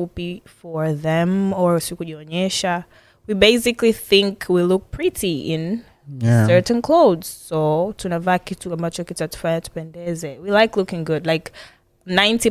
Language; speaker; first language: English; non-native, local second language; Swahili